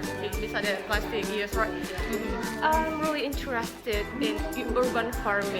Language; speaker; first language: English; non-native, fluent; Indonesian